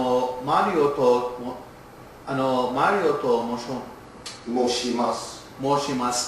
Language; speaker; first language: Japanese; non-native, learner; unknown